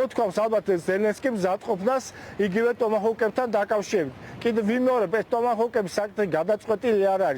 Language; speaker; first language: Georgian; native; Georgian